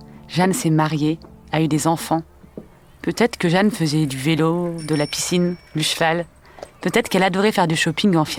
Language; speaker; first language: French; native; French